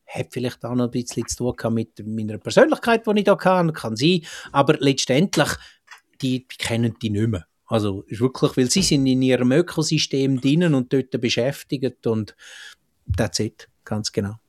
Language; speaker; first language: German; native; German